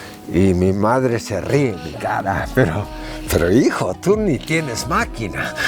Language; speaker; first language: Spanish; early bilingual, heritage; Spanish